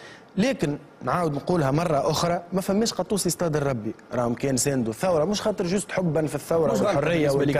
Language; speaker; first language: Arabic; native; Arabic